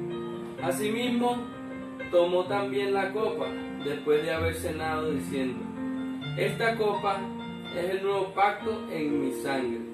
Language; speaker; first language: Spanish; native; Spanish